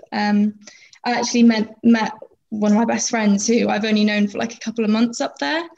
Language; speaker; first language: English; native; English